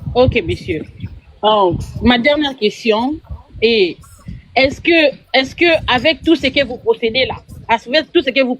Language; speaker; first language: French; non-native, local second language; Lingala